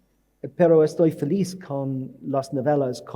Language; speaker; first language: Spanish; non-native, learner; English